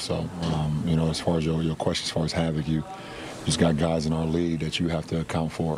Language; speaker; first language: English; native; English